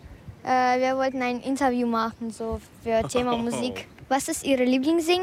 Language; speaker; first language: German; non-native, learner; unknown